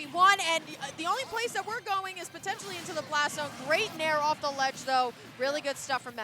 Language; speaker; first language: English; native; English